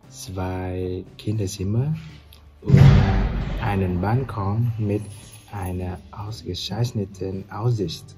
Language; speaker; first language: German; non-native, learner; Vietnamese